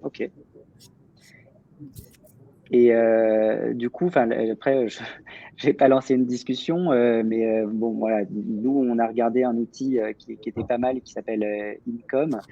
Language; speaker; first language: French; native; French